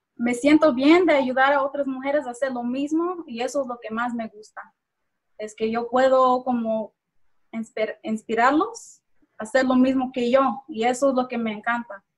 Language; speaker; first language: Spanish; early bilingual, heritage; Spanish